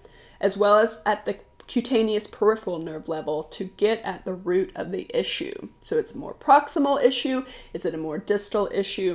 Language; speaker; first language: English; native; English